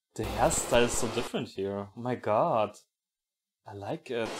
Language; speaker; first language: English; non-native, fluent; German